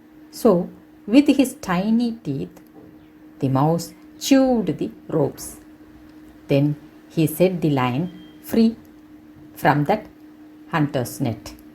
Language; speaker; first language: English; non-native, local second language; Tamil